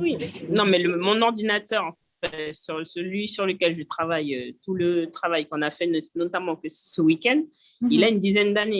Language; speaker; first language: French; native; French